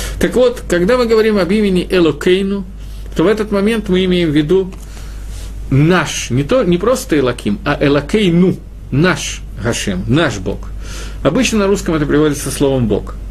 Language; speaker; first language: Russian; native; Russian